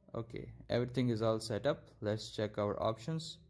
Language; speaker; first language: English; non-native, local second language; Urdu